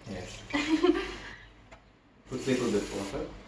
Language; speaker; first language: English; non-native, learner; Turkish